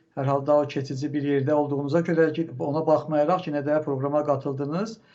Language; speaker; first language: Azerbaijani; native; Azerbaijani